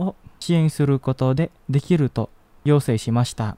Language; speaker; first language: Japanese; non-native, fluent; Indonesian